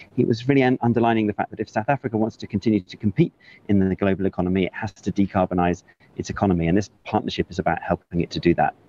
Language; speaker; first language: English; native; English